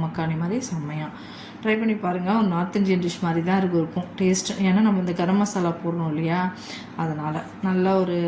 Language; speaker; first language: Tamil; native; Tamil